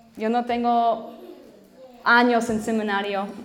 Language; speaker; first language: Spanish; non-native, learner; English